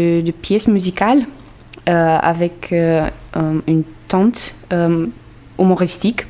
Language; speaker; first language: French; non-native, fluent; Romanian